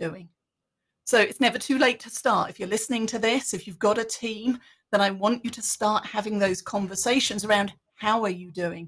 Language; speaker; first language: English; native; English